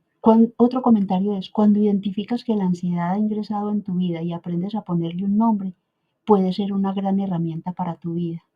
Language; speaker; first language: Spanish; native; Spanish